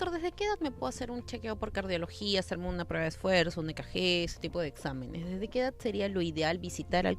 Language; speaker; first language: Spanish; native; Spanish